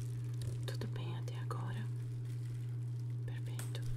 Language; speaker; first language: Portuguese; non-native, fluent; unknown